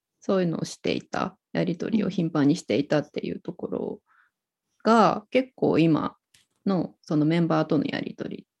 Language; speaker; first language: Japanese; native; Japanese